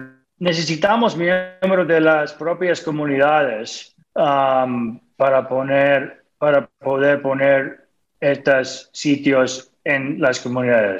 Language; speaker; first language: Spanish; non-native, fluent; English